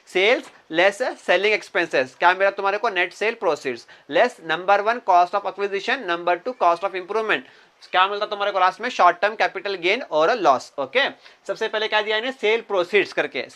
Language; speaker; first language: Hindi; non-native, local second language; Kannada